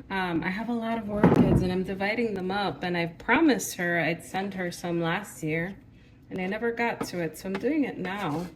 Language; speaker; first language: English; native; English